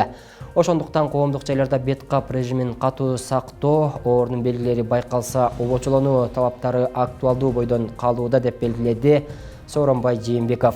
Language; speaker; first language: Kyrgyz; native; Kyrgyz